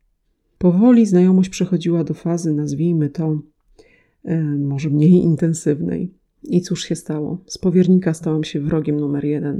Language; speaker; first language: Polish; native; Polish